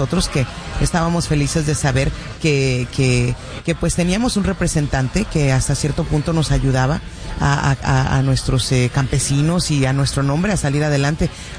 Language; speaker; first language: Spanish; early bilingual, heritage; Spanish